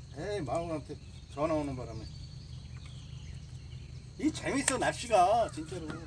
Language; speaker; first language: Korean; native; Korean